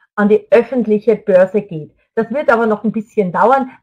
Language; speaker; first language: German; native; German